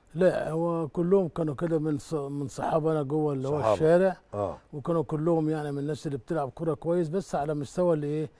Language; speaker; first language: Arabic; native; Arabic